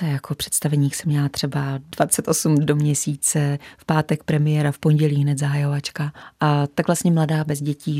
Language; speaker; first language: Czech; native; Czech